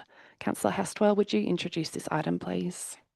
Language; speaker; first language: English; native; English